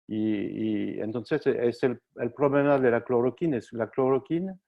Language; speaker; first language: Spanish; non-native, learner; French